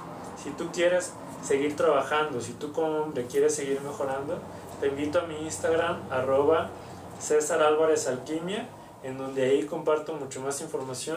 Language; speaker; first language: Spanish; native; Spanish